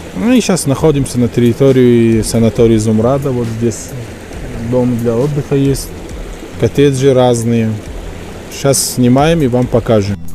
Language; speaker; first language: Russian; non-native, local second language; Tajik